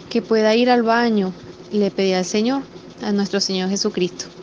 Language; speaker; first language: Spanish; native; Spanish